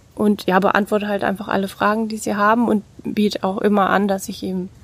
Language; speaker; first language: German; native; German